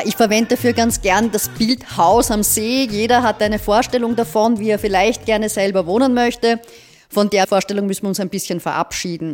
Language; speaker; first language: German; native; German